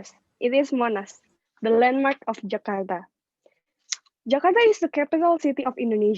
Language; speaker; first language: English; non-native, local second language; Indonesian